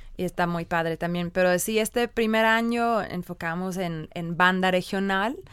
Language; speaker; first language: Spanish; non-native, learner; English